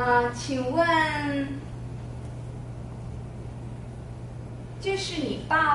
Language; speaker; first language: Chinese; non-native, learner; English